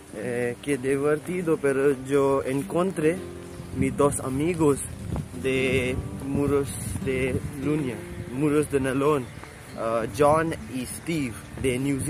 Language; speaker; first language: Spanish; non-native, learner; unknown